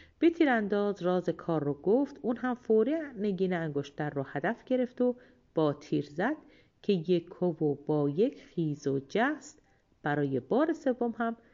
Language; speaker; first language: Persian; native; Persian